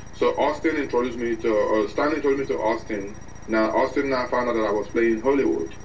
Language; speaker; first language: English; non-native, local second language; Igbo